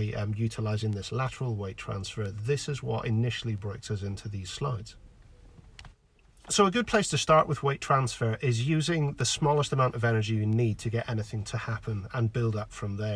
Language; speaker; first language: English; native; English